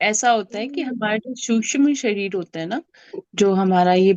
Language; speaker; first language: Hindi; native; Hindi